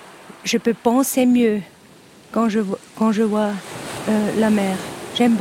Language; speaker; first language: French; non-native, learner; Italian